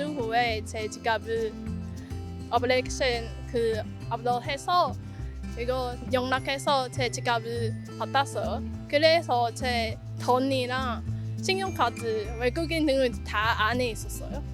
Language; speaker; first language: Korean; non-native, learner; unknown